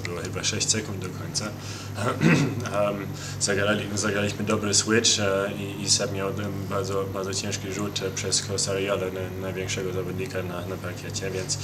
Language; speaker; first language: Polish; early bilingual, heritage; Polish